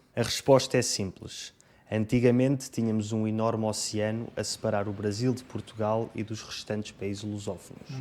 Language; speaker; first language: Portuguese; native; Portuguese